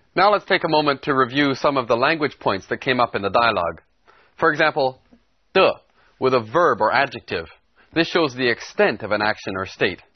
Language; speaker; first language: English; native; English